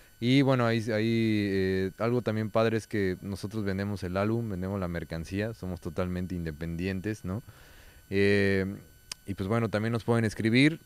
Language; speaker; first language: Spanish; native; Spanish